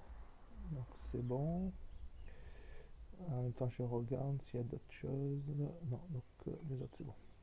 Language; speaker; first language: French; native; French